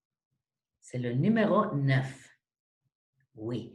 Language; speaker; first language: French; non-native, fluent; Spanish